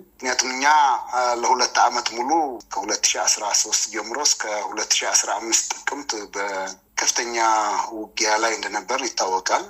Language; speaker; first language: Amharic; non-native, local second language; Tigrinya